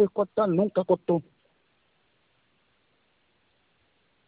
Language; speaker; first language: Spanish; non-native, learner; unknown